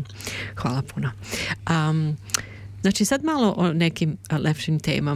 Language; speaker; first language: Serbian; native; Serbian